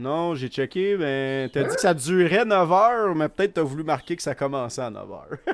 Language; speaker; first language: French; native; French